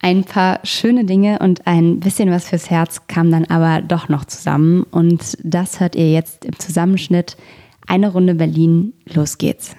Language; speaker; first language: German; native; German